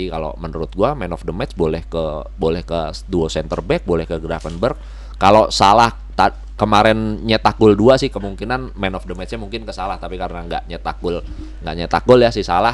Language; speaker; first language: Indonesian; native; Indonesian